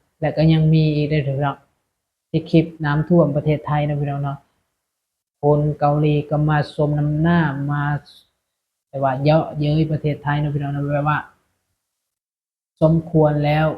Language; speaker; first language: Thai; non-native, local second language; Lao